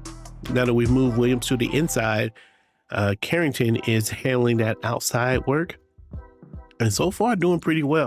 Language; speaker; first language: English; native; English